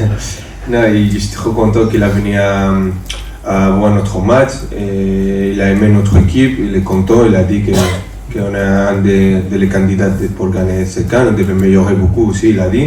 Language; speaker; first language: French; non-native, fluent; Spanish